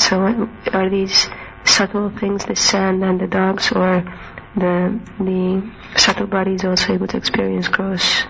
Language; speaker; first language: English; non-native, fluent; Hungarian